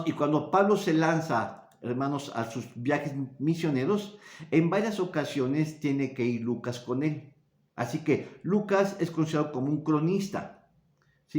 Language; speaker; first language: Spanish; native; Spanish